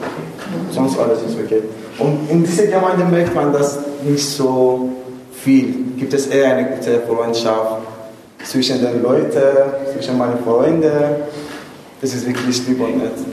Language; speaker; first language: German; non-native, learner; Persian